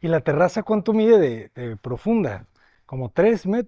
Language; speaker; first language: Spanish; native; Spanish